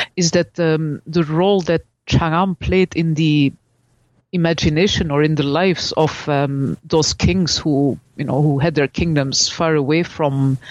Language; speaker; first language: English; non-native, fluent; Dutch